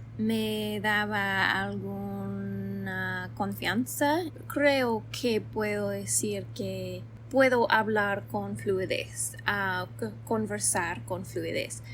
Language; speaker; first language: Spanish; non-native, fluent; English